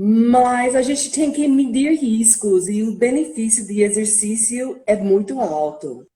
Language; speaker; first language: Portuguese; non-native, fluent; English